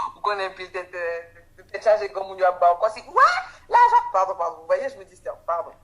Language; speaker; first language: French; non-native, local second language; Haitian Creole